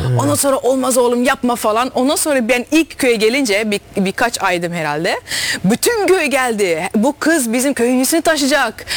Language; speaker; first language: Turkish; early bilingual, heritage; Dutch